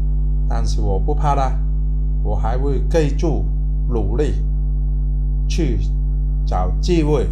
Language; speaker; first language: Chinese; non-native, local second language; Cantonese